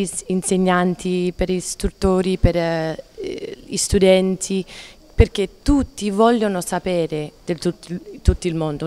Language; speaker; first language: Italian; non-native, learner; English